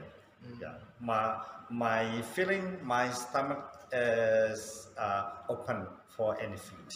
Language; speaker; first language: English; non-native, fluent; Sundanese